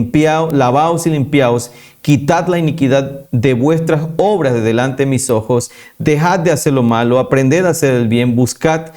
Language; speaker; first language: Spanish; native; Spanish